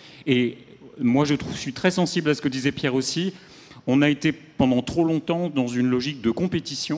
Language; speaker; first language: French; native; French